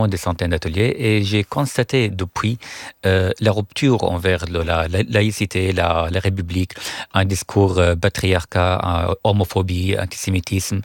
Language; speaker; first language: French; non-native, fluent; Arabic